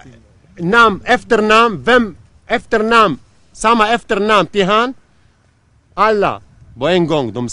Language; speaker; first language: Swedish; non-native, learner; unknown